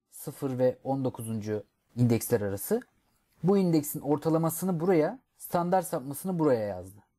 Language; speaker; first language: Turkish; native; Turkish